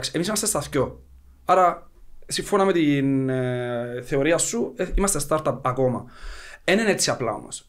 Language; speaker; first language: Greek; native; Greek